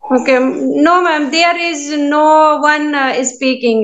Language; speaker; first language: English; non-native, learner; Hindi